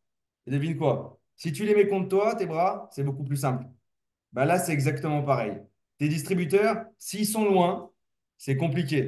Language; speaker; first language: French; native; French